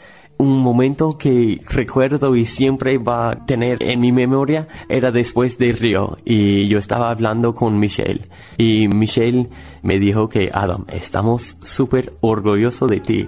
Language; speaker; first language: Spanish; non-native, fluent; English